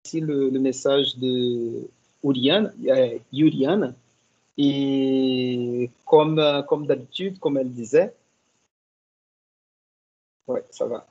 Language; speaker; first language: French; non-native, fluent; Portuguese